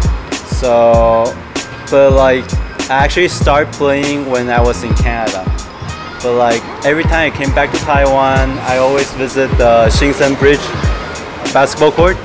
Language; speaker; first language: English; early bilingual, other home language; Chinese